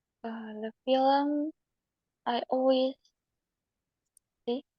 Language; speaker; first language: English; non-native, learner; Indonesian